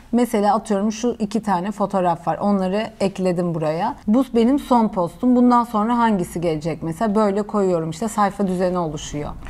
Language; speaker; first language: Turkish; early bilingual, heritage; Turkish